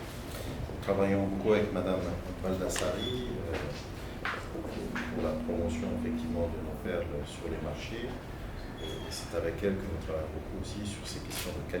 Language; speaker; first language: French; native; French